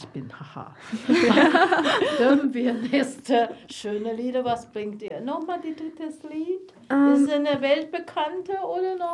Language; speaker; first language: German; non-native, learner; Chinese